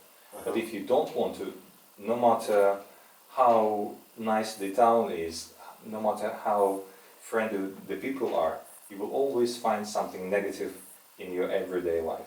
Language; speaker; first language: English; non-native, fluent; Russian